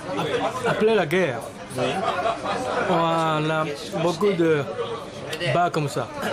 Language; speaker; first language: French; non-native, learner; Japanese